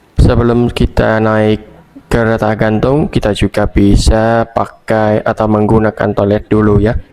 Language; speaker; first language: Indonesian; non-native, fluent; Vietnamese